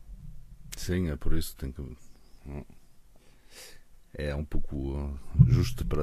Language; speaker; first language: Portuguese; early bilingual, heritage; French